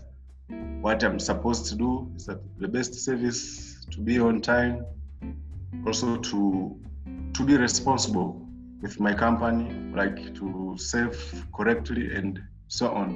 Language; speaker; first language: English; non-native, local second language; Swahili